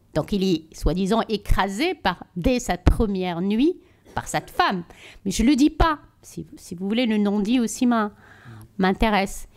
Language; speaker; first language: French; non-native, local second language; Tachelhit